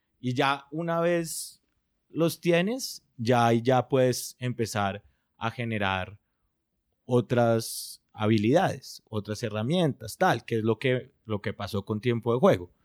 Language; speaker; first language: Spanish; native; Spanish